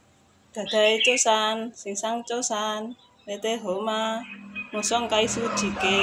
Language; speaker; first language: Cantonese; non-native, learner; Indonesian